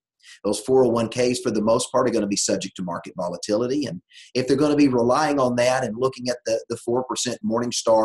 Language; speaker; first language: English; native; English